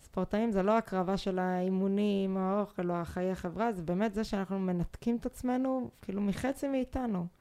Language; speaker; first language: Hebrew; native; Hebrew